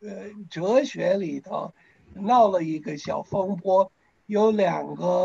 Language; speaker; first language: Chinese; non-native, fluent; English